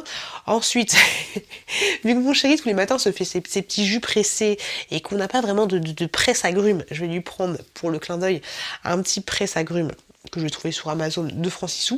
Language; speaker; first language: French; native; French